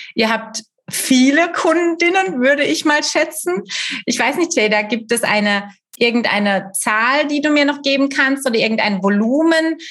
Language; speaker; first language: German; native; German